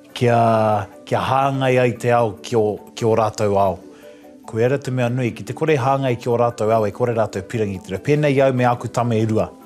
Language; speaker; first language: Māori; non-native, local second language; English